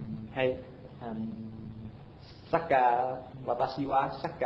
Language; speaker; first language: Japanese; non-native, learner; Vietnamese